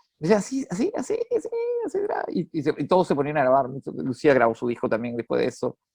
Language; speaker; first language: Spanish; native; Spanish